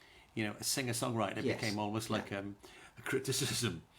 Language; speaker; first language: English; native; English